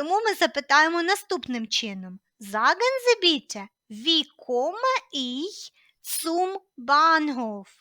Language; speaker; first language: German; non-native, fluent; Ukrainian